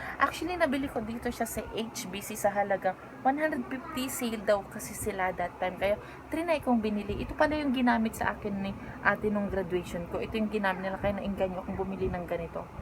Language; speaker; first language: Filipino; native; Filipino